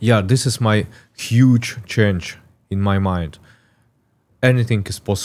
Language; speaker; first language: English; non-native, learner; Russian